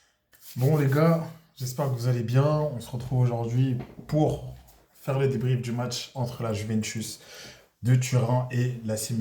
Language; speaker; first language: French; native; French